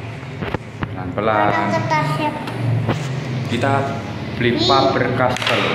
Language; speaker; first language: Indonesian; native; Indonesian